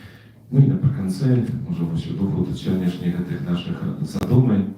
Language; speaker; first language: Polish; non-native, learner; Russian